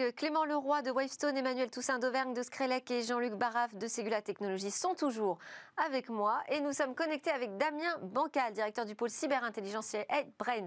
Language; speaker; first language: French; native; French